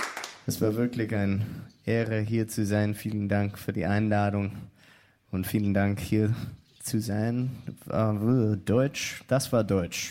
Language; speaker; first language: German; non-native, learner; English